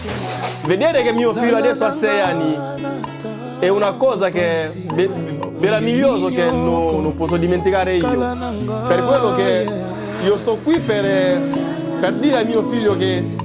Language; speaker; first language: Italian; non-native, fluent; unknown